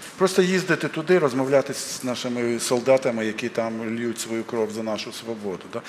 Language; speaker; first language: Ukrainian; non-native, local second language; Russian